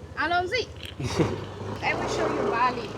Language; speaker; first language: English; non-native, fluent; German